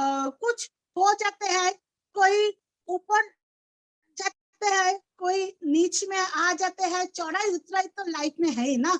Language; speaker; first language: Hindi; non-native, local second language; Bangla